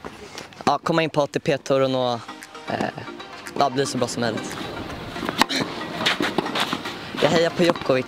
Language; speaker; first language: Swedish; native; Swedish